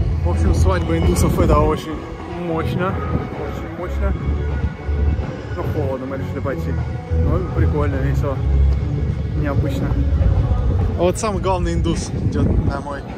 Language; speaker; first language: Russian; native; Russian